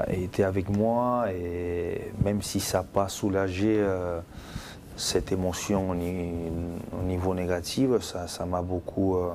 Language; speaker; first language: French; non-native, fluent; Spanish